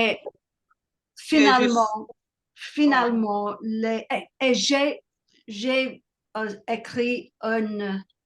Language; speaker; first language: French; non-native, learner; English